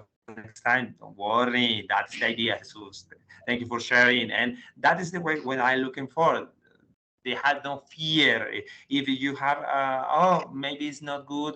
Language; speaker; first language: English; non-native, learner; Spanish